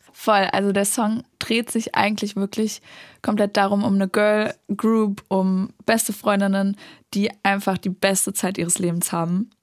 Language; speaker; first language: German; native; German